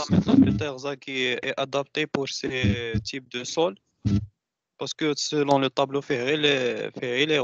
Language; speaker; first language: French; non-native, local second language; Arabic